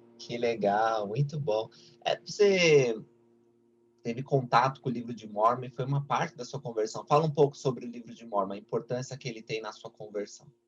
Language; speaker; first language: Portuguese; native; Portuguese